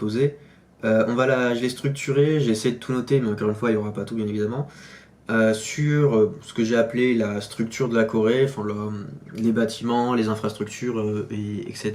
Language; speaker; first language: French; native; French